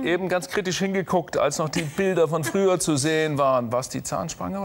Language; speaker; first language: German; native; German